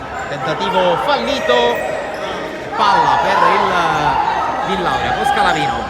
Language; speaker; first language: Italian; native; Italian